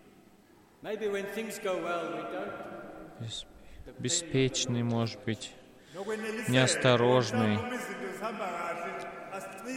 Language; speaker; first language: Russian; non-native, fluent; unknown